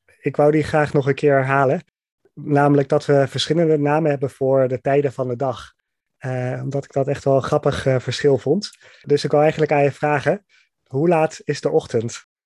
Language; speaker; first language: Dutch; native; Dutch